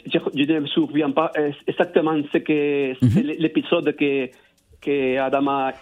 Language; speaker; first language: French; non-native, learner; Spanish